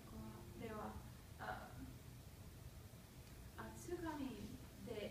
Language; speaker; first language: Japanese; non-native, learner; English